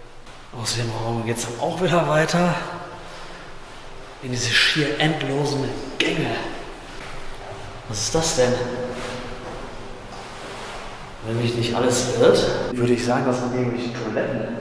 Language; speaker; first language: German; native; German